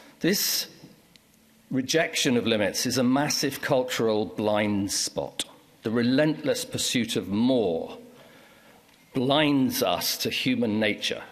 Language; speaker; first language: English; native; English